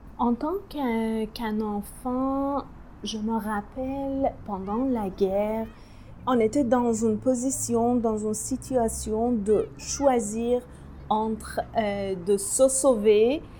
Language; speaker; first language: French; non-native, fluent; Persian